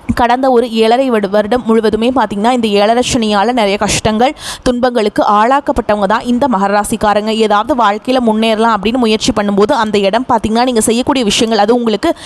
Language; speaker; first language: Tamil; native; Tamil